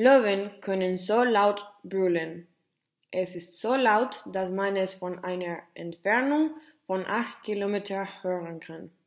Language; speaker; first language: German; non-native, learner; Spanish